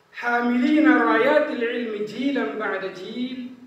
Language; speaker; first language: Arabic; non-native, fluent; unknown